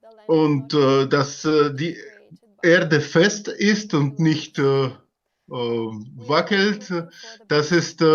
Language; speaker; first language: German; non-native, learner; Bulgarian